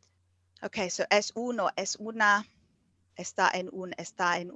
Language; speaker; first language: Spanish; non-native, fluent; English